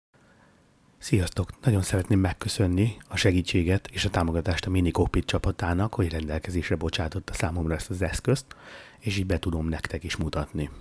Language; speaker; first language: Hungarian; native; Hungarian